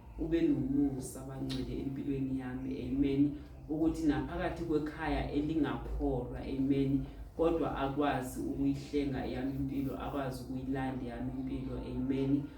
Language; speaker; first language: Zulu; non-native, local second language; Xhosa